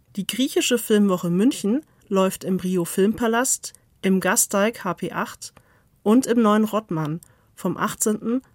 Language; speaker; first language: German; native; German